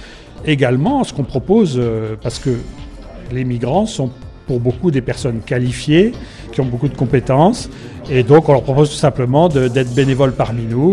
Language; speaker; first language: French; native; French